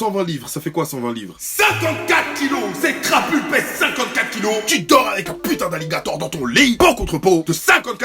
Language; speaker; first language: French; native; French